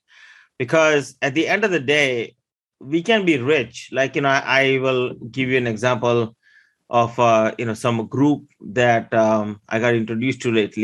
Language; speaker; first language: English; early bilingual, other home language; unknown